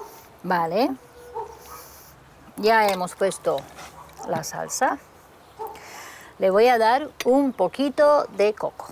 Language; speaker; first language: Spanish; non-native, fluent; Romanian